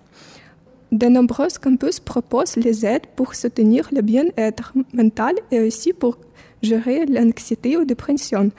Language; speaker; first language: French; non-native, fluent; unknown